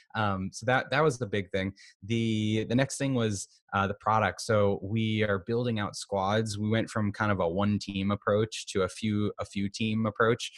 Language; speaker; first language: English; native; English